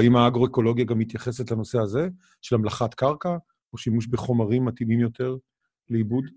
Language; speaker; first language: Hebrew; native; Hebrew